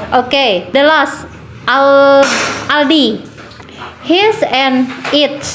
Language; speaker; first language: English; non-native, learner; Indonesian